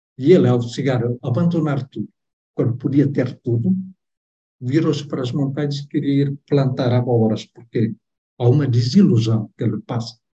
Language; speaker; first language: Portuguese; non-native, local second language; Tetum